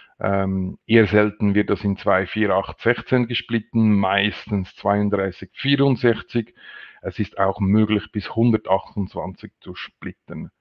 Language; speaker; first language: German; non-native, local second language; French